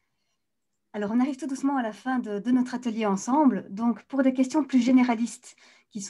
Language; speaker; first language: French; native; French